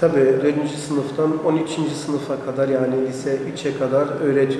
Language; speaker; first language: Turkish; early bilingual, heritage; Turkish